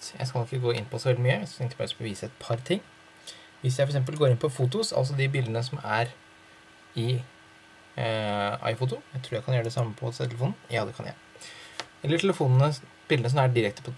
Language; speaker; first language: Norwegian; native; Norwegian